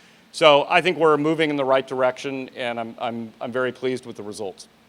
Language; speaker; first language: English; native; English